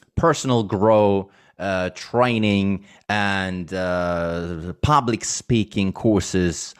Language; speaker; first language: English; non-native, fluent; Italian